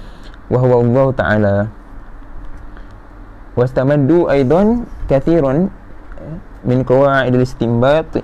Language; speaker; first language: Arabic; non-native, fluent; Malay